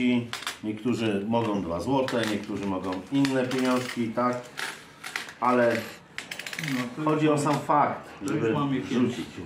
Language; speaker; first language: Polish; native; Polish